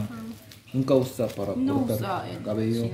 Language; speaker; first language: Spanish; non-native, learner; Korean